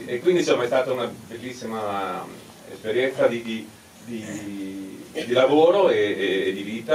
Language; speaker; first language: Italian; native; Italian